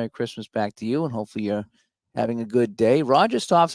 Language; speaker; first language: English; native; English